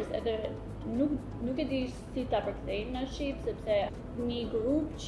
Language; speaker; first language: Albanian; early bilingual, heritage; Albanian